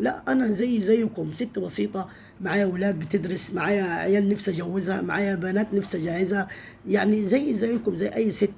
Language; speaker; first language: Arabic; native; Arabic